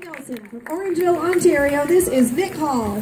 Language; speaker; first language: English; native; English